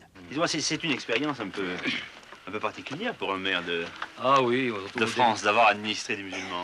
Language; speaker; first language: French; native; French